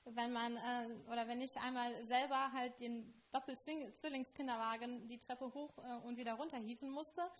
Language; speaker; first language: German; non-native, fluent; Lithuanian